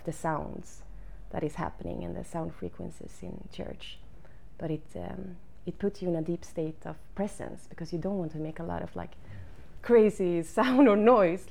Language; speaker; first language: English; non-native, fluent; Swedish